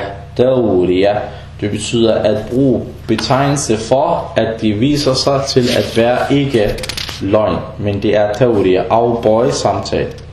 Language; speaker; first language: Danish; non-native, fluent; Arabic